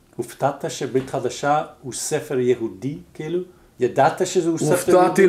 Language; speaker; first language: Hebrew; non-native, fluent; English